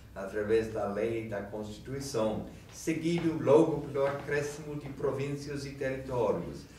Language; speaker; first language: Portuguese; non-native, fluent; English